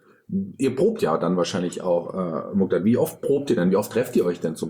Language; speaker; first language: German; native; German